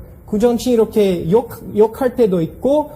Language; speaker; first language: Korean; non-native, fluent; Portuguese